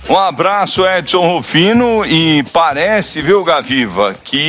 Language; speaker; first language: Portuguese; native; Portuguese